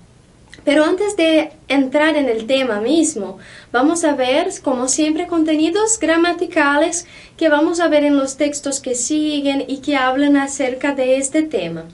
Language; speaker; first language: Spanish; non-native, fluent; Portuguese